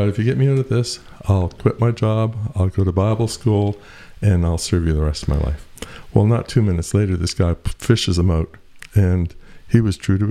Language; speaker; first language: English; native; English